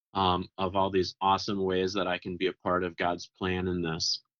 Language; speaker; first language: English; native; English